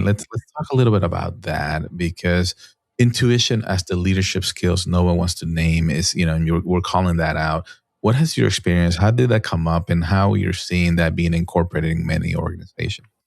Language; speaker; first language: English; non-native, fluent; Spanish